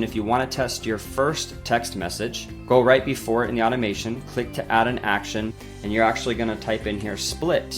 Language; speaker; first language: English; native; English